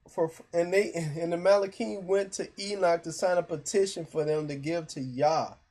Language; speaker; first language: English; native; English